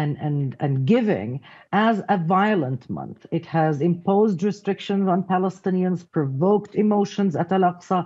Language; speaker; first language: English; non-native, fluent; Arabic